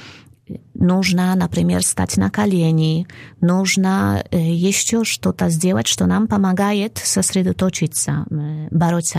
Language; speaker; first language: Russian; non-native, fluent; Polish